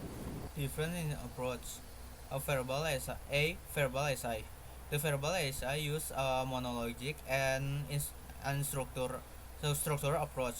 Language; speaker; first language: English; non-native, learner; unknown